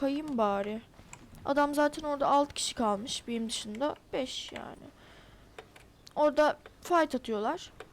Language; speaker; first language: Turkish; native; Turkish